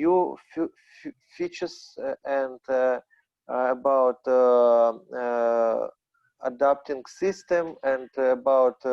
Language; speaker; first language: English; non-native, learner; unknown